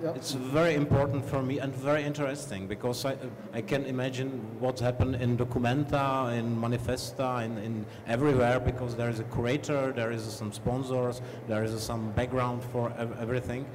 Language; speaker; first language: English; non-native, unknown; Czech